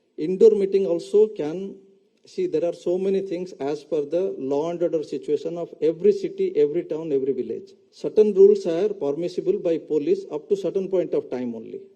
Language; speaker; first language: English; non-native, local second language; Tamil